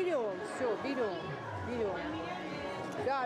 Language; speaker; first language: Russian; native; Russian